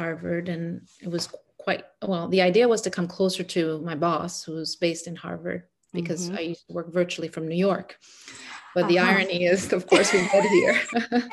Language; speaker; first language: English; non-native, fluent; Arabic